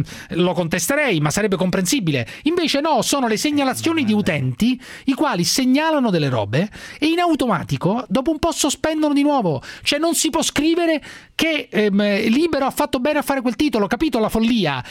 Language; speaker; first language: Italian; native; Italian